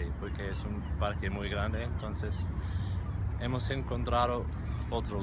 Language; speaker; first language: Spanish; non-native, fluent; English